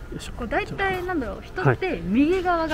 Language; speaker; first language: Japanese; native; Japanese